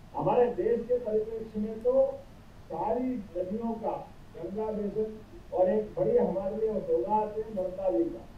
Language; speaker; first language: Hindi; native; Hindi